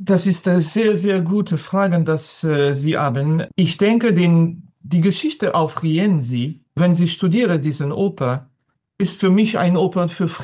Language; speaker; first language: German; non-native, learner; French